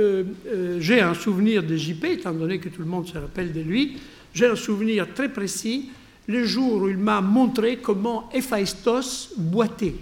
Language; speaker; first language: French; non-native, fluent; Italian